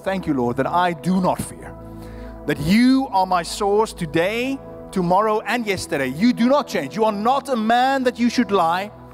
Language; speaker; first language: English; non-native, local second language; Afrikaans